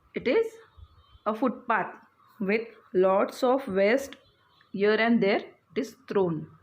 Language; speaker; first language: English; non-native, local second language; Marathi